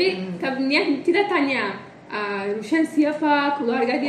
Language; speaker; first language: Indonesian; non-native, learner; Turkish